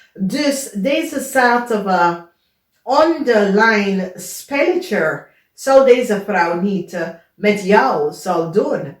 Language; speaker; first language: Dutch; non-native, learner; English